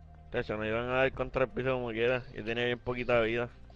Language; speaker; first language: Spanish; early bilingual, heritage; Spanish